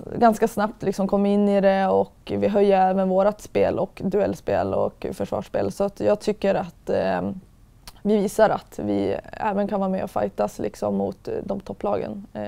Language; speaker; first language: Swedish; native; Swedish